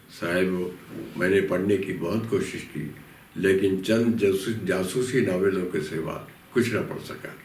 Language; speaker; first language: Urdu; native; Urdu